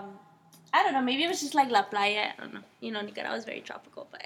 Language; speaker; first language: English; early bilingual, other home language; Spanish